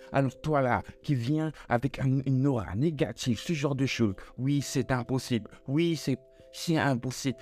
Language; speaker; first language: French; native; French